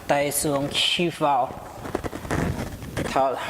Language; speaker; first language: Vietnamese; non-native, learner; Hindi